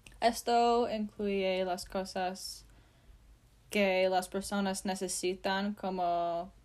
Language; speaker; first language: Spanish; non-native, learner; English